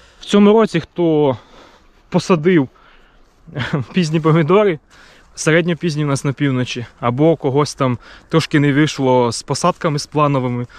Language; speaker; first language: Ukrainian; native; Ukrainian